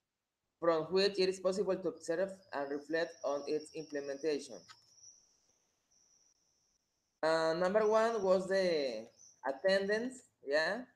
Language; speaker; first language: English; non-native, fluent; Spanish